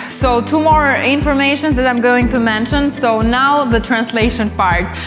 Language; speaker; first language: English; non-native, fluent; Albanian